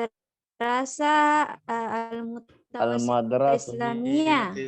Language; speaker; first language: Arabic; non-native, learner; Indonesian